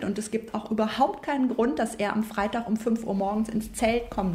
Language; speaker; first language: German; native; German